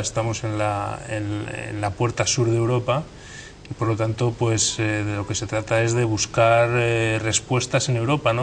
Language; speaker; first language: Spanish; native; Spanish